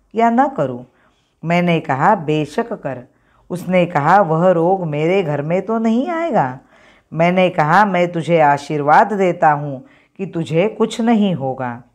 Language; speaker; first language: Hindi; non-native, local second language; Marathi